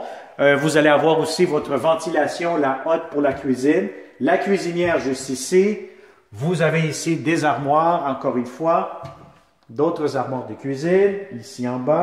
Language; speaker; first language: French; native; French